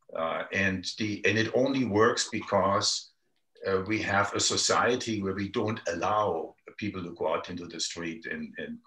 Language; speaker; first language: English; non-native, fluent; German